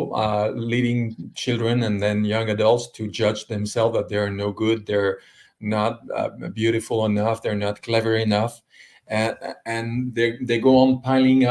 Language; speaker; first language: English; non-native, fluent; French